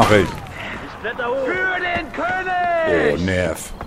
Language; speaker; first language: German; native; German